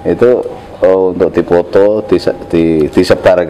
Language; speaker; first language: Indonesian; native; Indonesian